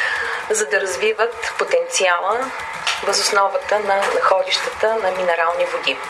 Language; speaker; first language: Bulgarian; native; Bulgarian